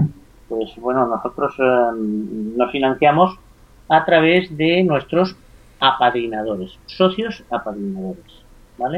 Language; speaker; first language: Spanish; native; Spanish